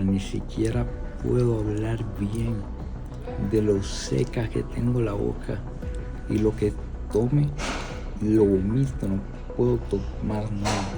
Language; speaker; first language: Spanish; native; Spanish